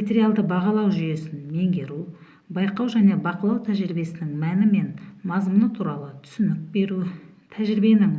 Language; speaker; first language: Kazakh; native; Kazakh